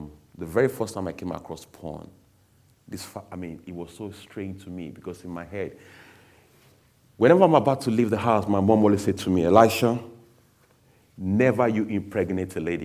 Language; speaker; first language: English; non-native, local second language; Yoruba